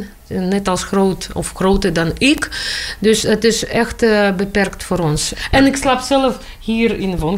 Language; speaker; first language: Dutch; non-native, learner; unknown